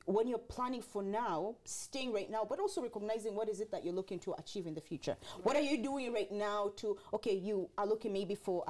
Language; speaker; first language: English; non-native, local second language; Swahili